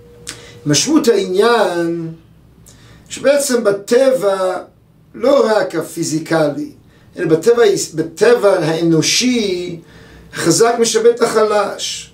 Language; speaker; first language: Hebrew; native; Hebrew